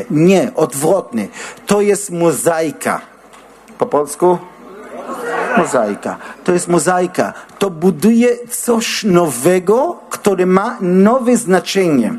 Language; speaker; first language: Polish; non-native, learner; Hebrew